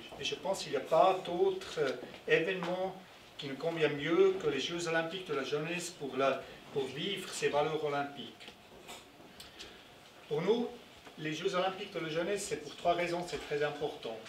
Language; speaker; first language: French; non-native, local second language; German